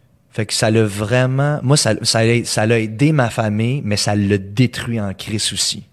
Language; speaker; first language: French; early bilingual, heritage; French